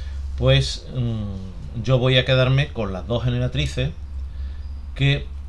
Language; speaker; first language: Spanish; native; Spanish